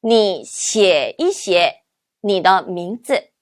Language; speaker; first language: Chinese; non-native, fluent; Korean